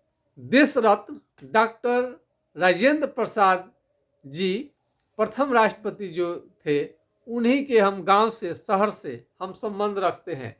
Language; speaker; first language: Hindi; non-native, local second language; Bhojpuri